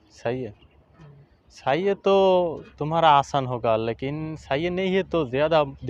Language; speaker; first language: Hindi; non-native, learner; Bangla